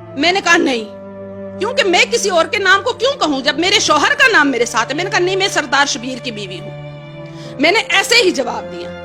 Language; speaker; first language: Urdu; non-native, local second language; Pashto